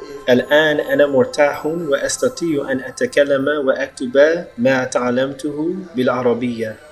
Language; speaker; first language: Arabic; non-native, learner; English